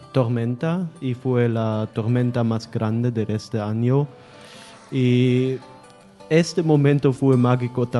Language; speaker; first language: Spanish; non-native, learner; German